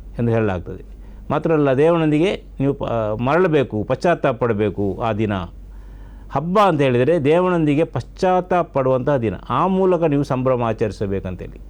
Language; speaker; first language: Kannada; non-native, local second language; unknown